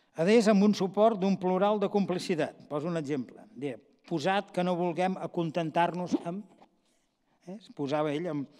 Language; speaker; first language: Catalan; native; Catalan